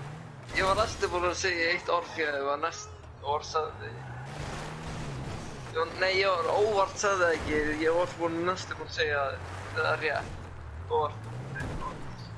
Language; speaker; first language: Icelandic; early bilingual, heritage; Icelandic